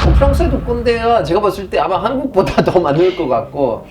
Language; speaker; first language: Korean; non-native, fluent; French